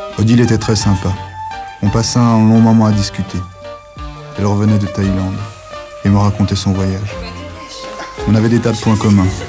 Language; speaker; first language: French; native; French